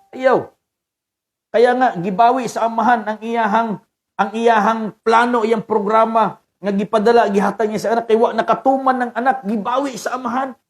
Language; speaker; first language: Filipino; non-native, local second language; Cebuano